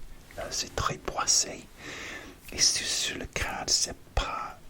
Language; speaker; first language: French; non-native, learner; English